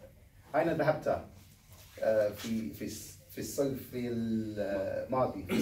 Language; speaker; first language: Arabic; non-native, learner; English